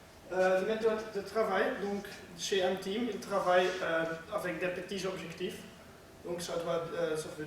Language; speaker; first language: French; non-native, learner; Dutch